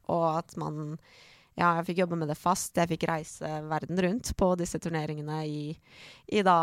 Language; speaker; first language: Norwegian; early bilingual, other home language; Persian